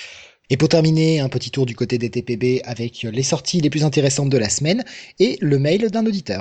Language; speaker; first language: French; native; French